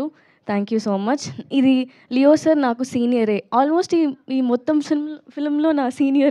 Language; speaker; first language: Telugu; non-native, learner; Tamil